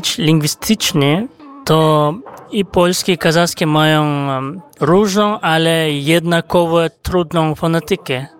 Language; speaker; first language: Polish; non-native, fluent; Kazakh